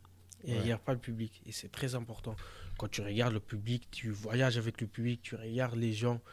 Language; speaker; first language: French; early bilingual, other home language; Portuguese